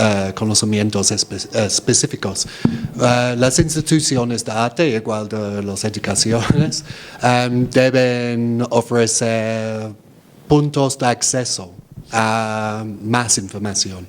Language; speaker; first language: Spanish; non-native, fluent; English